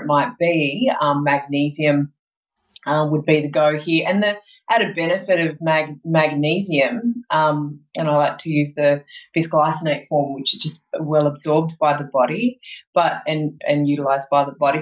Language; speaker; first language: English; native; English